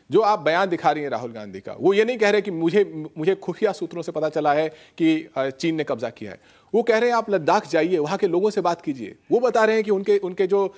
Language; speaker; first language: Hindi; native; Hindi